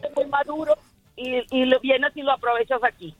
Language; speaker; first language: Spanish; native; Spanish